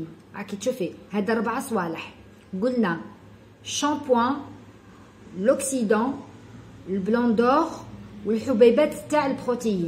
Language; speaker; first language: Arabic; native; Arabic